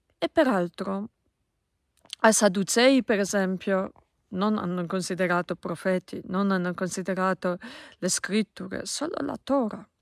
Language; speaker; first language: Italian; non-native, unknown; Polish